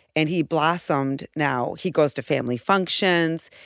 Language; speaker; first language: English; native; English